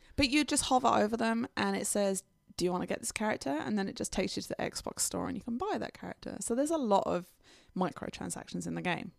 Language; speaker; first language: English; native; English